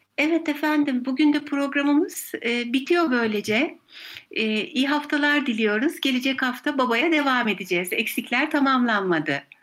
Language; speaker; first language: Turkish; native; Turkish